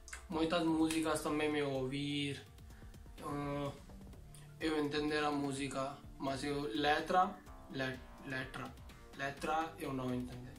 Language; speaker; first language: Portuguese; non-native, learner; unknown